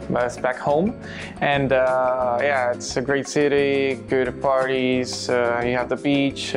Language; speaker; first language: English; non-native, fluent; Spanish